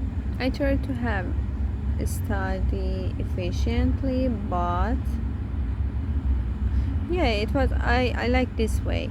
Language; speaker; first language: English; non-native, learner; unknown